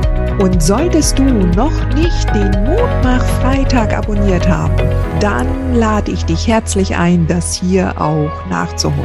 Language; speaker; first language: German; native; German